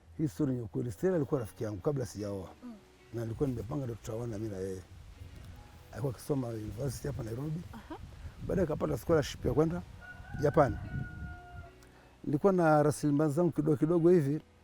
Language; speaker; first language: Swahili; non-native, local second language; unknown